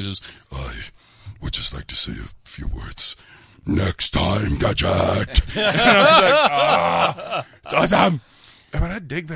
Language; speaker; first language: English; native; English